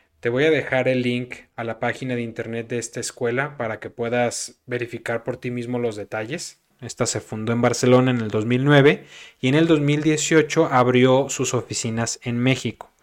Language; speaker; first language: Spanish; native; Spanish